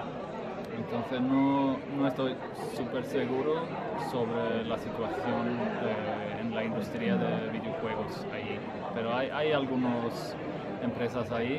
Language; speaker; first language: Spanish; non-native, fluent; Swedish